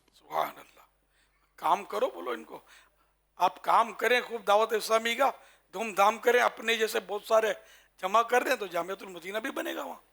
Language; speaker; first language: Urdu; non-native, local second language; Memoni